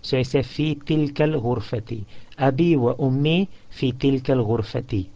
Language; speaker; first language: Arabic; non-native, fluent; English